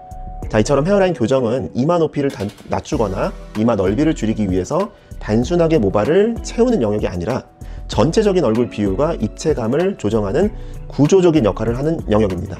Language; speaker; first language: Korean; native; Korean